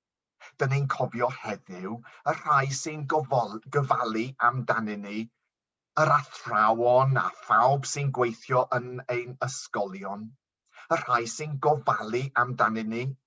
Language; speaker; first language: Welsh; non-native, local second language; English